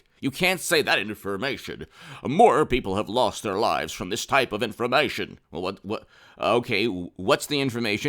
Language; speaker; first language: English; native; English